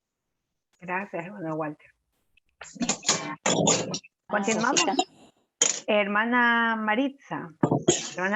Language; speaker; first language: Spanish; native; Spanish